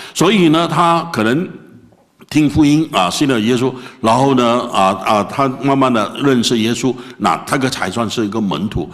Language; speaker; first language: Chinese; native; Chinese